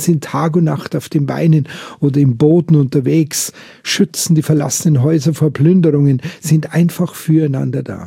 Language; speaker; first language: German; native; German